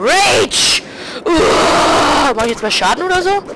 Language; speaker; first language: German; native; German